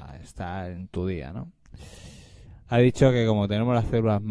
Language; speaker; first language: Spanish; native; Spanish